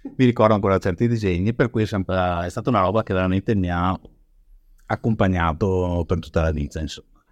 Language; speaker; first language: Italian; native; Italian